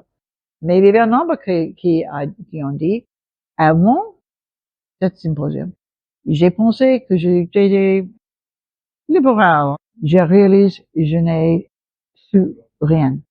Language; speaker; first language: French; non-native, local second language; English